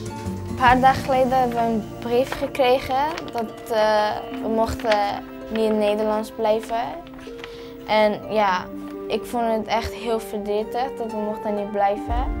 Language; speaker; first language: Dutch; early bilingual, other home language; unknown